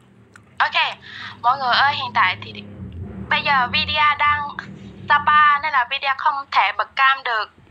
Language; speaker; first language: Vietnamese; non-native, learner; Malay